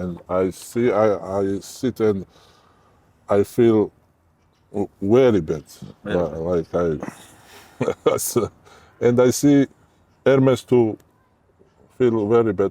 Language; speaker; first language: English; non-native, learner; Georgian